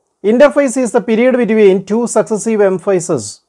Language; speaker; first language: English; non-native, local second language; Malayalam